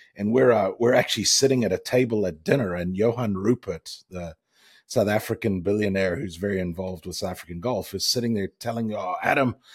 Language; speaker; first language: English; native; English